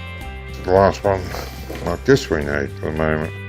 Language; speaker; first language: English; native; English